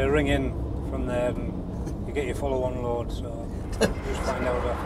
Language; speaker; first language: English; native; English